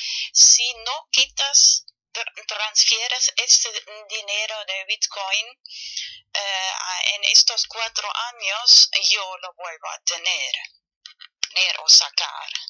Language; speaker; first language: Spanish; non-native, fluent; German